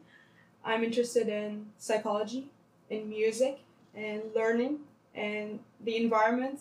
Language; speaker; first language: English; non-native, fluent; Arabic